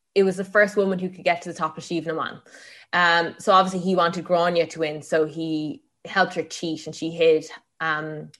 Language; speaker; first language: English; native; English